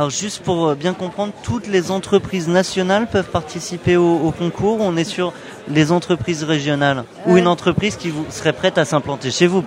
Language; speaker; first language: French; native; French